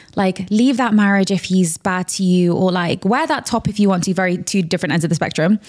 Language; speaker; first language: English; native; English